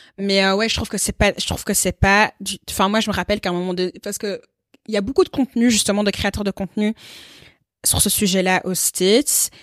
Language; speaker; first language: French; native; French